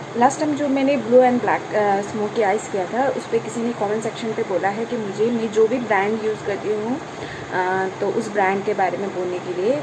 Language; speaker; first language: Hindi; non-native, local second language; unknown